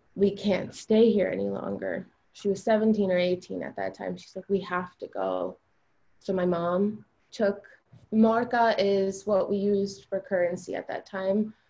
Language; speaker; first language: English; early bilingual, other home language; Albanian